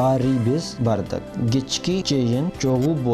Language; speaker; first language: Kyrgyz; non-native, learner; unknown